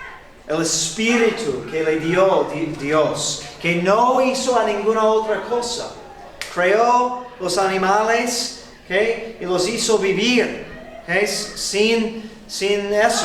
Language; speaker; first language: Spanish; non-native, fluent; English